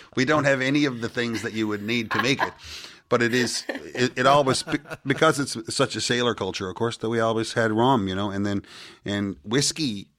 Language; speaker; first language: English; native; English